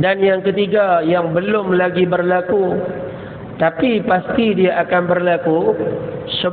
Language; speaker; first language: Malay; native; Malay